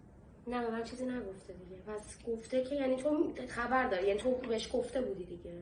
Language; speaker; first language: Persian; native; Persian